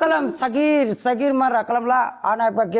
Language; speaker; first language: Arabic; non-native, learner; Bangla